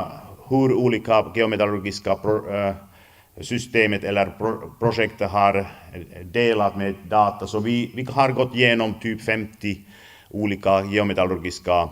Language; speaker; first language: Swedish; non-native, fluent; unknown